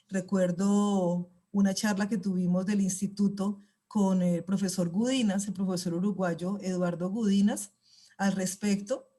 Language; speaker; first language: Spanish; native; Spanish